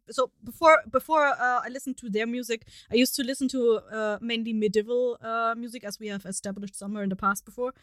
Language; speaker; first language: English; non-native, fluent; German